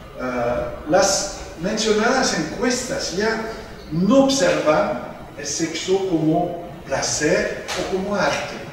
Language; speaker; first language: Spanish; non-native, fluent; French